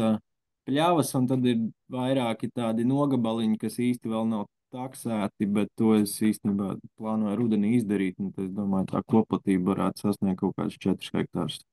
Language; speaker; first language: Latvian; native; Latvian